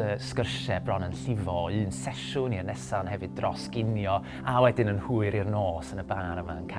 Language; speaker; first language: Welsh; native; Welsh